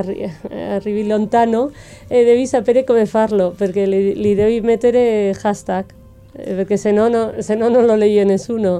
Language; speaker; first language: Italian; non-native, fluent; Spanish